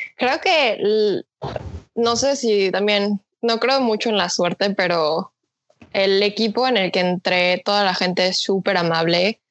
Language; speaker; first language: Spanish; early bilingual, other home language; Korean